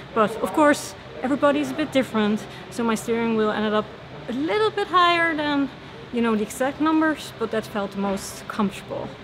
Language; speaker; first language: English; non-native, fluent; Dutch